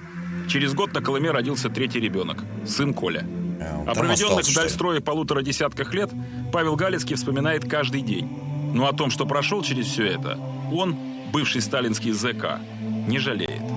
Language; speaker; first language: Russian; native; Russian